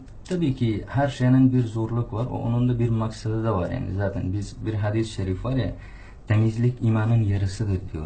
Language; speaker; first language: Turkish; non-native, fluent; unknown